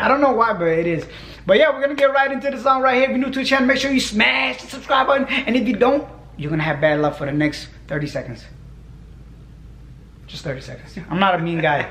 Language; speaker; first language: English; native; English